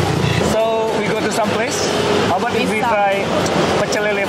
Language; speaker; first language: English; non-native, fluent; Indonesian